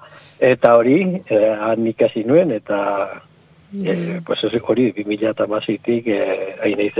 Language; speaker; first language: Basque; non-native, local second language; Spanish